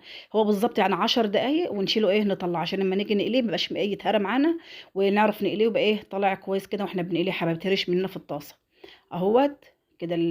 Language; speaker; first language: Arabic; native; Arabic